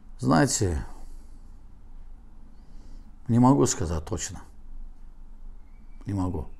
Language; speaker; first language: Russian; non-native, learner; Azerbaijani